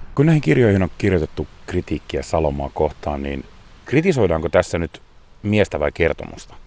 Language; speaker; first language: Finnish; native; Finnish